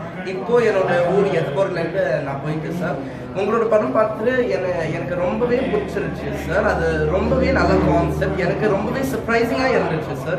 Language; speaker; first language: Tamil; non-native, fluent; Swedish